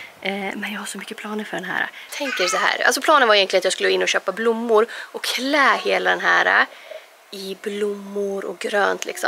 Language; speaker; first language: Swedish; native; Swedish